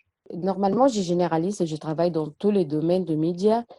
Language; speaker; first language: French; non-native, learner; Arabic